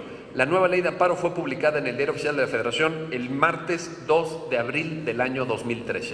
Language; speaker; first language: Spanish; native; Spanish